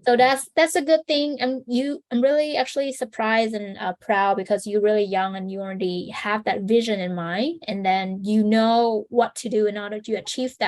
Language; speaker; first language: English; non-native, fluent; Vietnamese